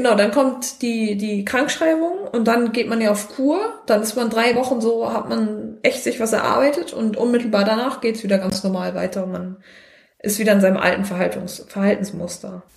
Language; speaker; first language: German; native; German